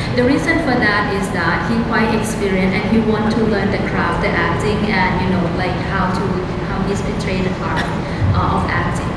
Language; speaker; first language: English; non-native, fluent; Thai